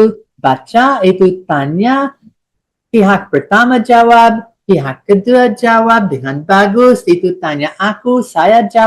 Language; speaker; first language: Indonesian; non-native, fluent; English